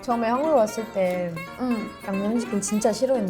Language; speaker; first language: Korean; non-native, fluent; Portuguese